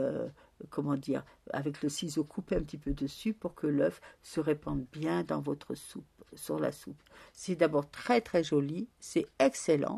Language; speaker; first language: French; native; French